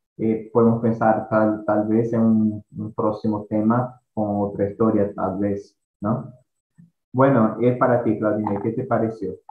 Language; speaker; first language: Spanish; non-native, fluent; Portuguese